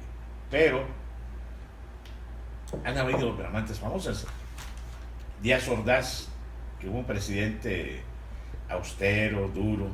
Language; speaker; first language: Spanish; native; Spanish